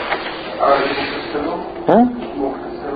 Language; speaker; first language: Russian; non-native, learner; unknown